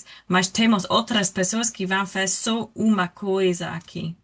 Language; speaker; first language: Portuguese; non-native, learner; English